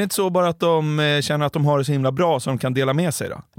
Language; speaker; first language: Swedish; native; Swedish